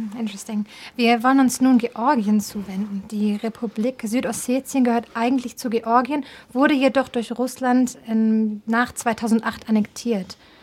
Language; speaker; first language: German; native; German